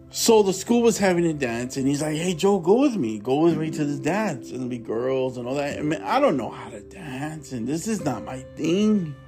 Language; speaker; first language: English; native; English